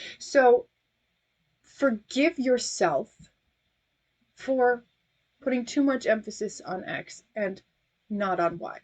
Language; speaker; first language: English; native; English